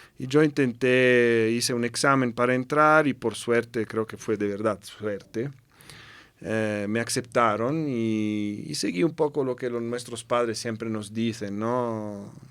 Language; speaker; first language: Spanish; non-native, fluent; Italian